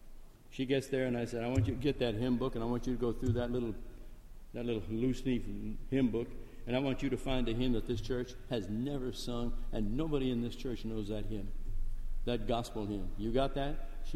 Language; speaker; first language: English; native; English